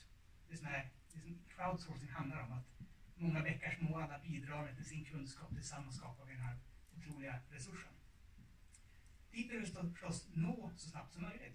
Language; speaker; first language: Swedish; native; Swedish